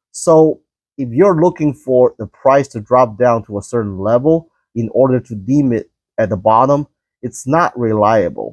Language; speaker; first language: English; non-native, fluent; Chinese